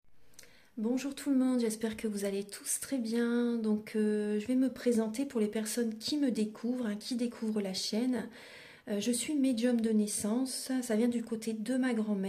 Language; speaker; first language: French; native; French